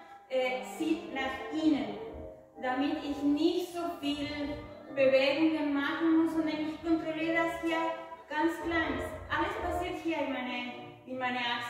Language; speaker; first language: German; non-native, fluent; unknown